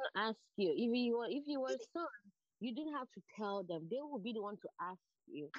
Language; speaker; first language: English; non-native, local second language; Igbo